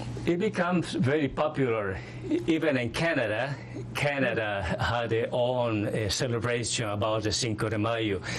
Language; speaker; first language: English; non-native, fluent; Spanish